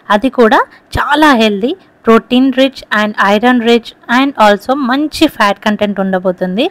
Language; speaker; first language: Telugu; non-native, local second language; Lambadi